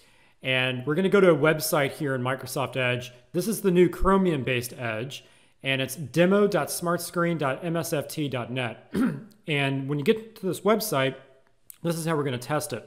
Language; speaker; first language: English; native; English